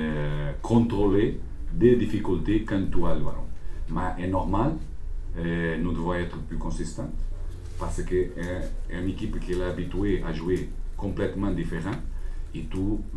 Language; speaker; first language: French; non-native, learner; Portuguese